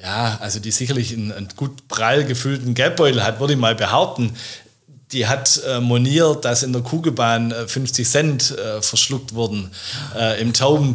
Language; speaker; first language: German; native; German